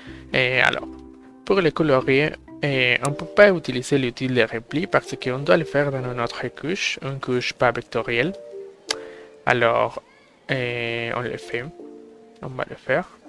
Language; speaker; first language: French; non-native, fluent; Spanish